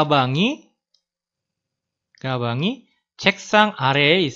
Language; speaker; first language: Korean; non-native, fluent; Indonesian